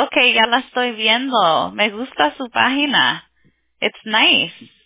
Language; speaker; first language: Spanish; early bilingual, heritage; Spanish